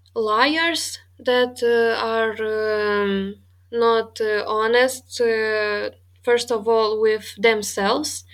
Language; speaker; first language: English; non-native, fluent; Romanian